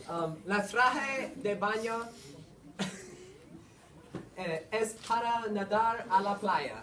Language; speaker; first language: Spanish; non-native, learner; English